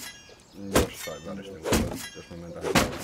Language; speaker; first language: Finnish; native; Finnish